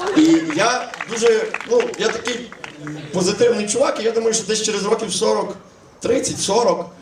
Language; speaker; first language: Ukrainian; native; Ukrainian